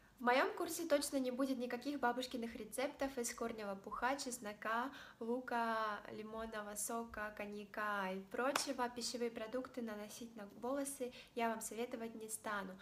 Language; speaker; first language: Russian; native; Russian